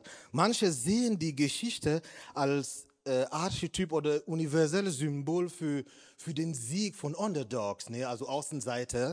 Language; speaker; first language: German; non-native, fluent; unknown